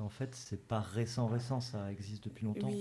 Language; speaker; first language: French; native; French